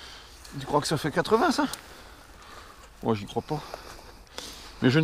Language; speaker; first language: French; native; French